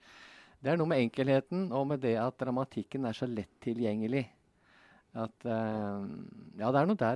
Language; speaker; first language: Norwegian; native; Norwegian